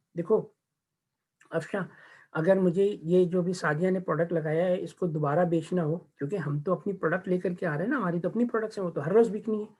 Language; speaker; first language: Urdu; native; Urdu